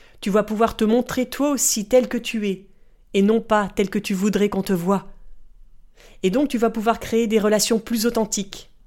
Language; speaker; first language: French; native; French